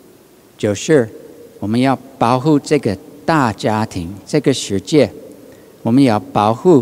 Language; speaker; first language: Chinese; non-native, learner; English